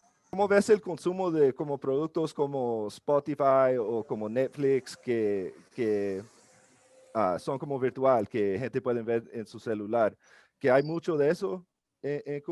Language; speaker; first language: Spanish; non-native, learner; English